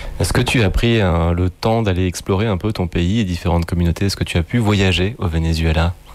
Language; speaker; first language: French; native; French